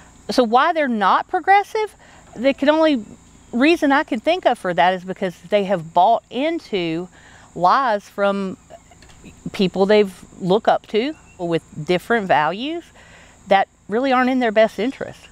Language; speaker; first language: English; native; English